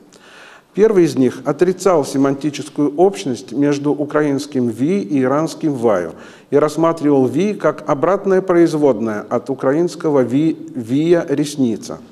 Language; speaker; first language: Russian; native; Russian